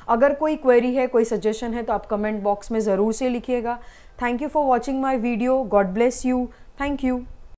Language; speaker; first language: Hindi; non-native, local second language; Gujarati